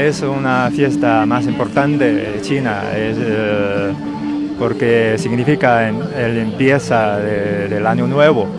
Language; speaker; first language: Spanish; non-native, learner; Chinese